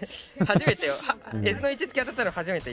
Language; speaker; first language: Japanese; native; Japanese